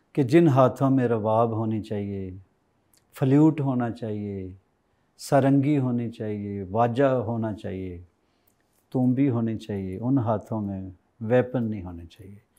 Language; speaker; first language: Hindi; native; Hindi